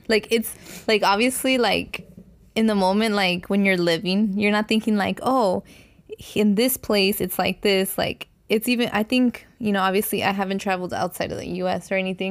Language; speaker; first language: English; early bilingual, other home language; Spanish